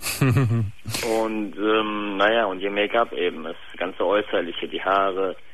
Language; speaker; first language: German; early bilingual, other home language; Turkish